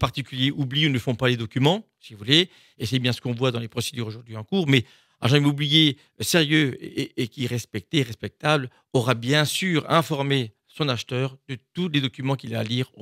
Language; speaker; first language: French; native; French